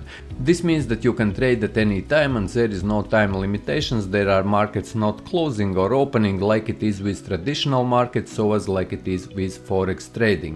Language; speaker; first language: English; non-native, fluent; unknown